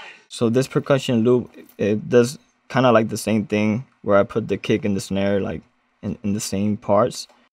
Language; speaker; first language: English; non-native, local second language; Spanish